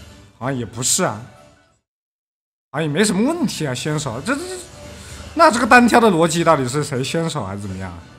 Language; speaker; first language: Chinese; native; Chinese